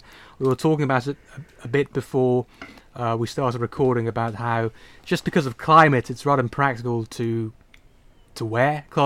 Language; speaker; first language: English; non-native, local second language; Cantonese